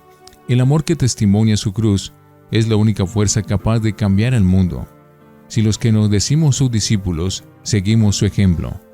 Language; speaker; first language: Spanish; native; Spanish